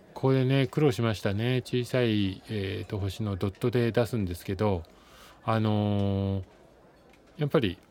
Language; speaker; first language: Japanese; native; Japanese